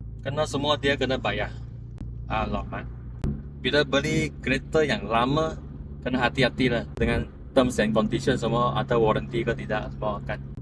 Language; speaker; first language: Malay; non-native, local second language; Chinese